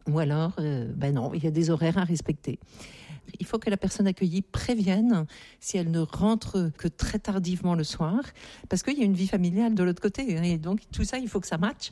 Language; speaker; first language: French; native; French